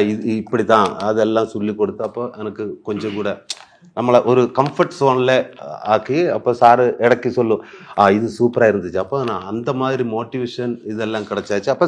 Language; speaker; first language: Tamil; non-native, learner; Malayalam